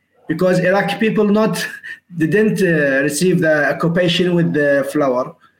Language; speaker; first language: English; non-native, learner; Arabic